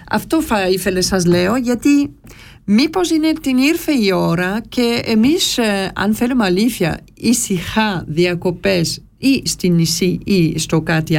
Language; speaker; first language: Greek; non-native, learner; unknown